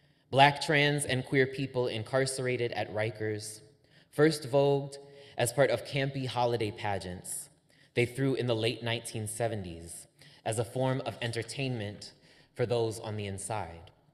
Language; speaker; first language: English; native; English